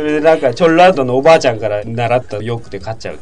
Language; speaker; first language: Japanese; native; Japanese